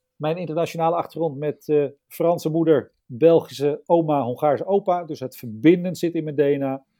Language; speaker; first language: Dutch; native; Dutch